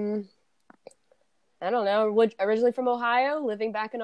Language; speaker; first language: English; native; English